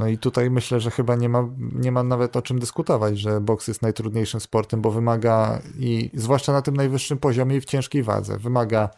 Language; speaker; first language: Polish; native; Polish